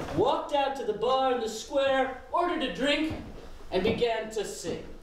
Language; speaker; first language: English; native; English